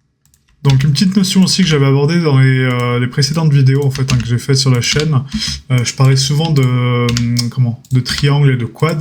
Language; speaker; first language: French; native; French